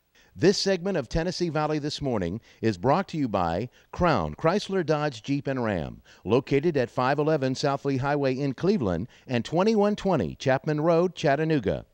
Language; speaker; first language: English; native; English